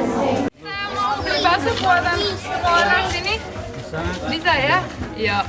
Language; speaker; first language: Indonesian; non-native, fluent; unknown